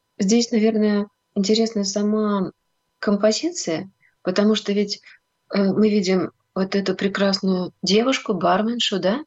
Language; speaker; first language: Russian; native; Russian